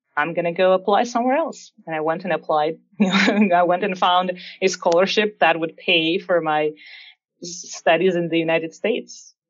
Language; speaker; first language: English; non-native, fluent; Russian